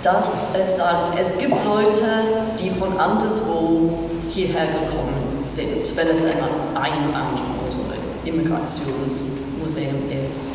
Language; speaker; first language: German; non-native, fluent; English